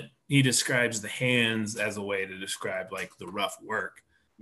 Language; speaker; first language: English; native; English